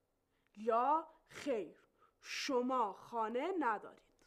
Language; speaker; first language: Persian; non-native, learner; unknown